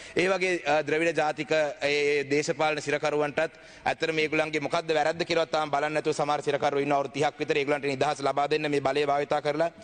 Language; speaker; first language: Sinhala; non-native, local second language; Tamil